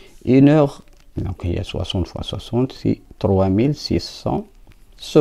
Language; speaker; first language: French; non-native, local second language; Arabic